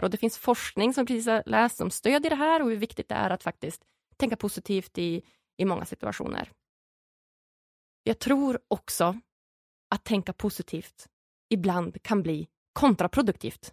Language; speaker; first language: Swedish; native; Swedish